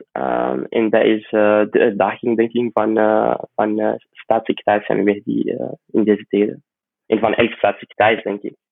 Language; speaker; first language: Dutch; non-native, fluent; Arabic